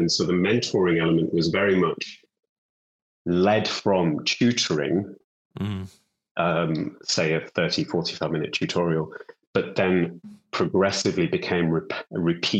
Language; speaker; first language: English; native; English